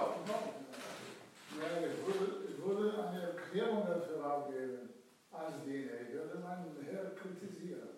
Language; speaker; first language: German; non-native, fluent; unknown